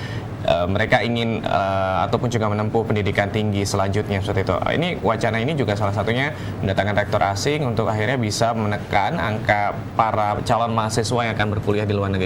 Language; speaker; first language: Indonesian; native; Indonesian